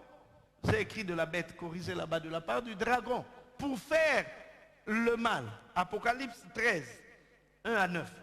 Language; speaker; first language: French; non-native, local second language; Lingala